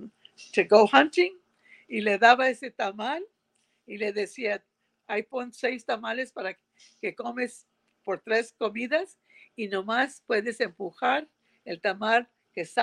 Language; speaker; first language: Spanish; early bilingual, heritage; Spanish